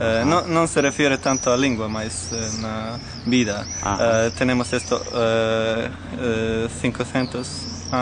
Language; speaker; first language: Spanish; non-native, learner; Croatian